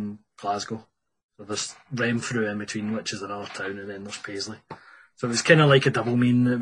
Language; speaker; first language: English; native; English